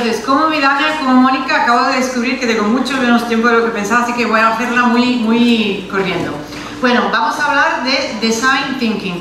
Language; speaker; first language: Spanish; non-native, fluent; Italian